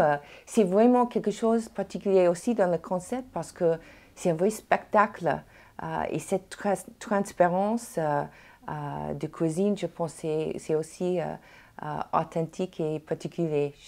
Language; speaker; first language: French; non-native, fluent; English